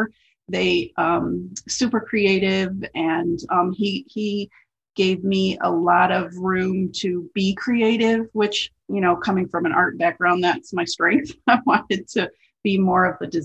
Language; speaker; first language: English; native; English